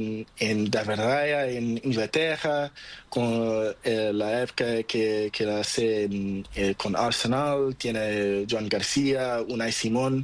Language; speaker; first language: Spanish; non-native, learner; Portuguese